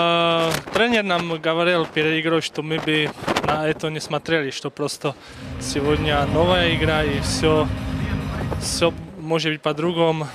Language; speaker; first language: Russian; non-native, local second language; Latvian